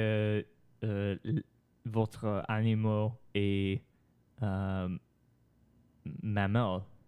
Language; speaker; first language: French; non-native, learner; English